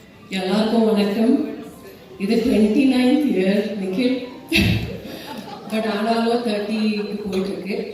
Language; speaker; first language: Tamil; non-native, fluent; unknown